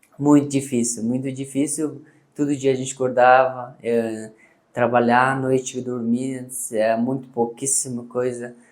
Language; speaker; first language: Portuguese; non-native, learner; Persian